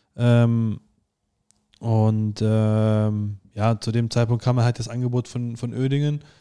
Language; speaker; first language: German; native; German